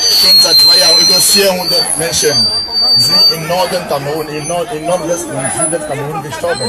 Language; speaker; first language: German; non-native, learner; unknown